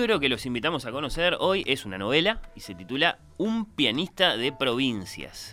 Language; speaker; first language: Spanish; native; Spanish